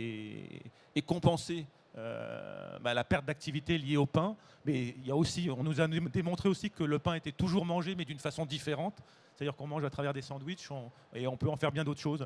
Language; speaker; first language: French; native; French